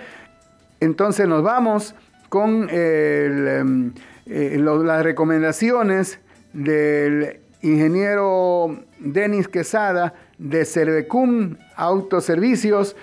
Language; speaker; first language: Spanish; native; Spanish